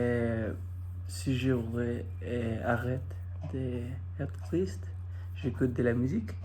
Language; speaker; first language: French; non-native, fluent; Spanish